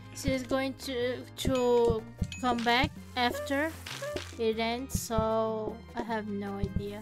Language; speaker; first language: English; non-native, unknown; Portuguese